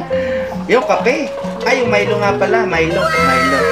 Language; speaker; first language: Filipino; native; Filipino